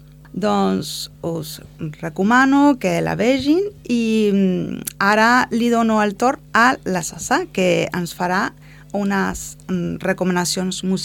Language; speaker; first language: Catalan; non-native, learner; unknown